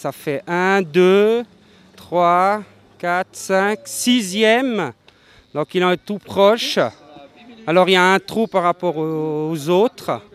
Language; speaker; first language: French; native; French